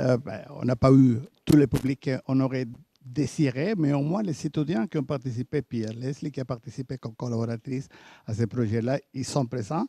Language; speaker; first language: French; native; French